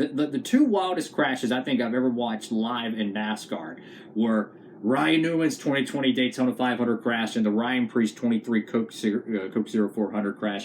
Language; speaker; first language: English; native; English